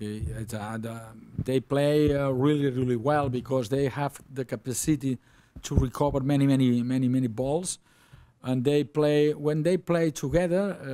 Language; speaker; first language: English; non-native, learner; Spanish